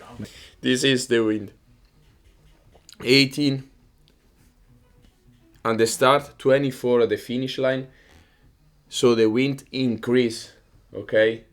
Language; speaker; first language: English; non-native, learner; Italian